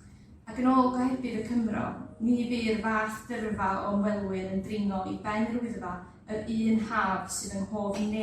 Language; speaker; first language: Welsh; native; Welsh